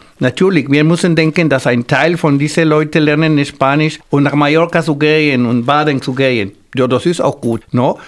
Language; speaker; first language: German; non-native, fluent; Spanish